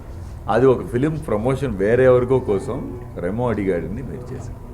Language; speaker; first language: Telugu; non-native, learner; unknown